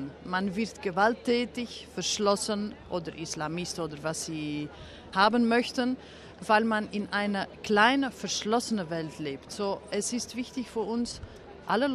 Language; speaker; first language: German; non-native, fluent; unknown